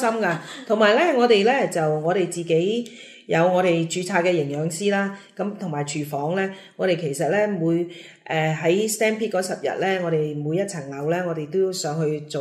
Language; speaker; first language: Cantonese; native; Cantonese